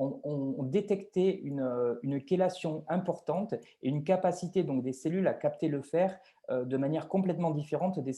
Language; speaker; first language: French; native; French